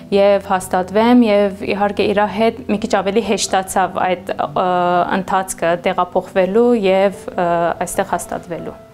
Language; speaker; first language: Armenian; early bilingual, heritage; Armenian